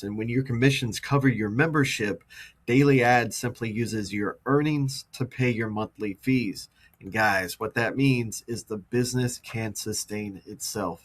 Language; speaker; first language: English; native; English